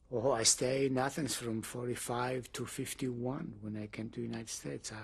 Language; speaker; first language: English; non-native, fluent; Greek